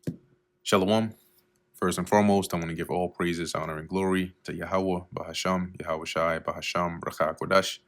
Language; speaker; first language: English; native; English